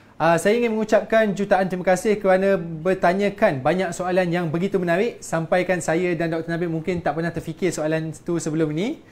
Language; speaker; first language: Malay; native; Malay